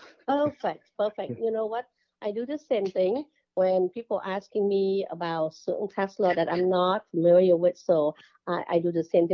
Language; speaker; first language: English; non-native, fluent; Vietnamese